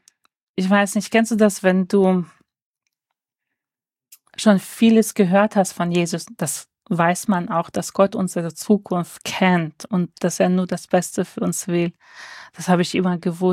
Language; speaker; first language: German; early bilingual, other home language; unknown